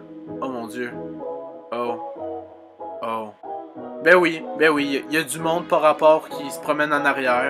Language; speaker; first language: French; native; French